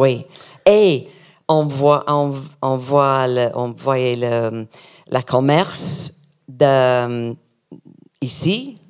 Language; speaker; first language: French; non-native, learner; English